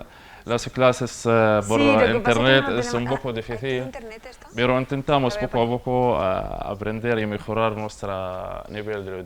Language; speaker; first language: Spanish; non-native, learner; Arabic